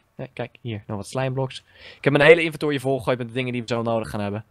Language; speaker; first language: Dutch; native; Dutch